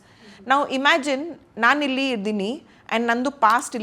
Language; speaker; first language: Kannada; non-native, local second language; Hindi